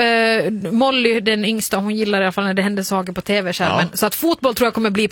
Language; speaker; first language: Swedish; native; Swedish